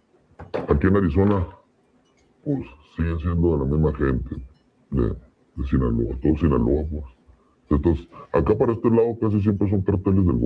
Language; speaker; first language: Spanish; native; Spanish